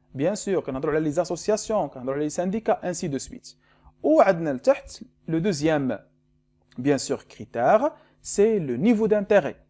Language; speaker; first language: French; non-native, local second language; Arabic